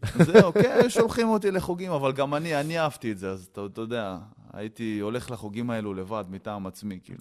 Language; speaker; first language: Hebrew; early bilingual, other home language; Russian